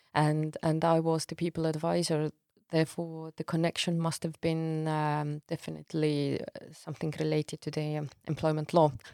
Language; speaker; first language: English; non-native, fluent; Estonian